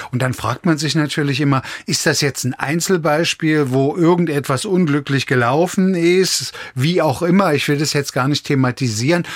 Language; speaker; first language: German; native; German